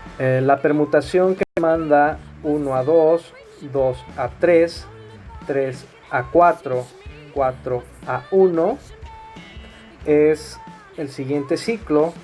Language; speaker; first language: Spanish; native; Spanish